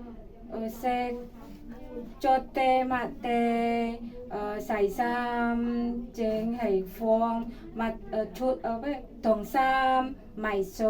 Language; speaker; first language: Cantonese; non-native, fluent; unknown